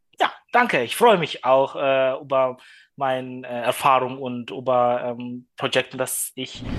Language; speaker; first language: German; non-native, learner; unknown